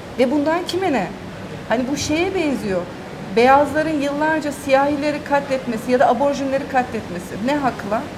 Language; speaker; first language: Turkish; early bilingual, heritage; Turkish